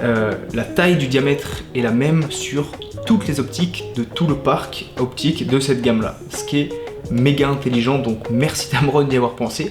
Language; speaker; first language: French; native; French